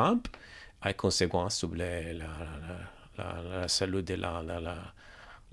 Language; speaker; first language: French; non-native, learner; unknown